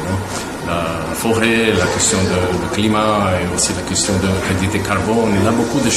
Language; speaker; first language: French; non-native, fluent; Portuguese